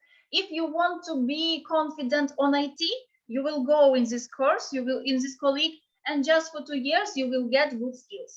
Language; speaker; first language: English; non-native, fluent; Ukrainian